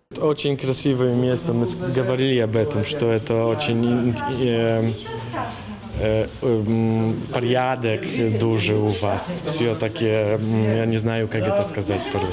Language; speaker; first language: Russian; non-native, learner; Polish